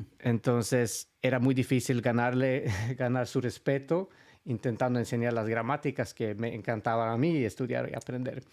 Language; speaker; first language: Spanish; non-native, fluent; Swedish